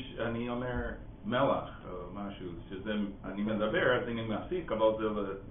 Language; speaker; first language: Hebrew; non-native, learner; English